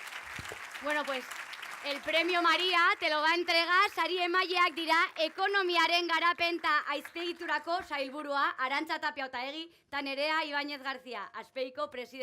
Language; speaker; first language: Basque; native; Basque